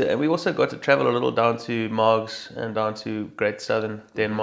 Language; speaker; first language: English; native; English